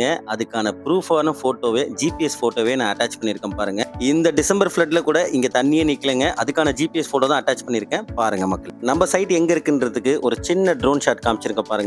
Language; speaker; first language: Tamil; native; Tamil